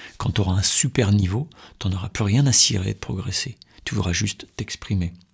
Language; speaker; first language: French; native; French